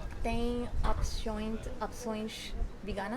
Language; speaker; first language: Portuguese; non-native, learner; English